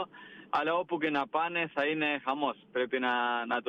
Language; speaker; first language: Greek; non-native, fluent; Spanish